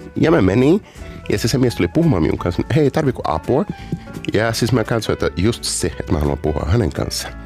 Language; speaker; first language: Finnish; non-native, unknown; Portuguese